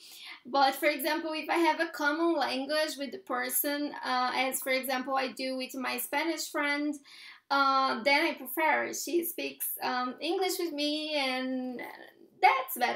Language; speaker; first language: English; non-native, fluent; Portuguese